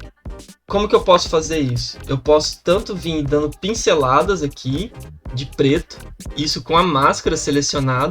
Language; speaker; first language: Portuguese; native; Portuguese